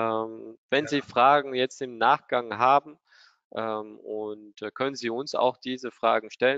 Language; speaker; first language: German; native; German